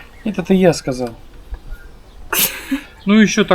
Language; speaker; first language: Russian; native; Russian